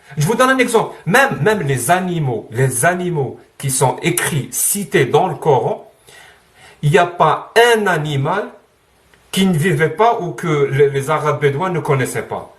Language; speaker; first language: French; non-native, local second language; Arabic